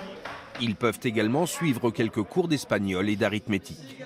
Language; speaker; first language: French; native; French